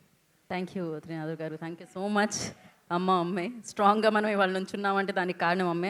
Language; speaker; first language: Telugu; native; Telugu